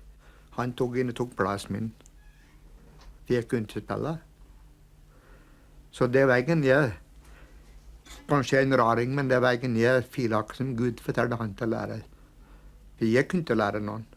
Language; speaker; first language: Norwegian; early bilingual, heritage; English